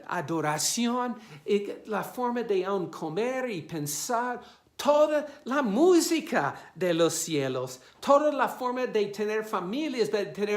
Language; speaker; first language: Spanish; non-native, fluent; English